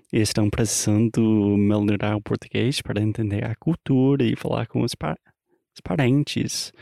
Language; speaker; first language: Portuguese; non-native, fluent; English